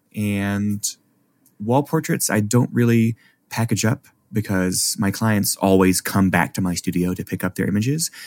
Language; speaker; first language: English; native; English